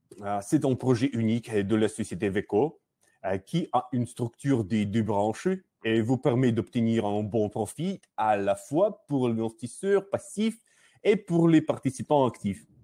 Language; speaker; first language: French; non-native, learner; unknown